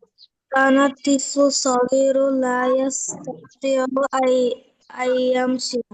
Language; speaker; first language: Arabic; non-native, learner; Bangla